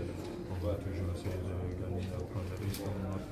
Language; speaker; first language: French; non-native, fluent; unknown